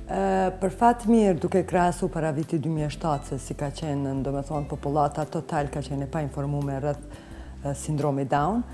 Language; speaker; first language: Albanian; native; Albanian